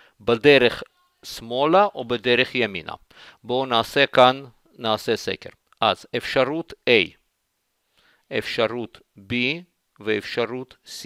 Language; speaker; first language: Hebrew; non-native, fluent; Russian